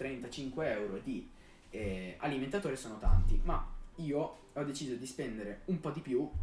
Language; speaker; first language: Italian; native; Italian